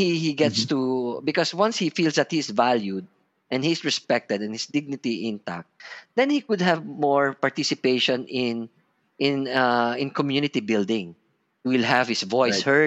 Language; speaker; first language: English; non-native, local second language; Filipino